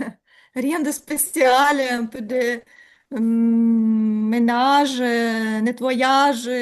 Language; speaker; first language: French; non-native, learner; Ukrainian